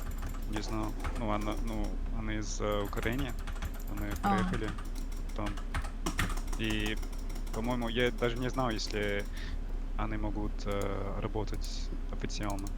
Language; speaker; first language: Russian; non-native, learner; English